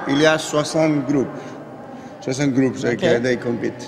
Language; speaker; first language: French; non-native, learner; Catalan